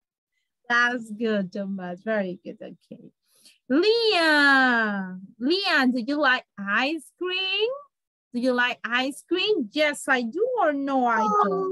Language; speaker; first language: English; non-native, fluent; Spanish